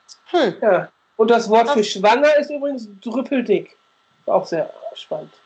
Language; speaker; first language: German; native; German